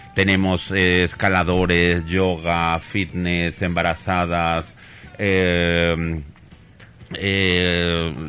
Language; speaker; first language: Spanish; native; Spanish